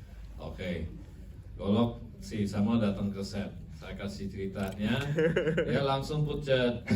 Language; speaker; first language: Indonesian; non-native, fluent; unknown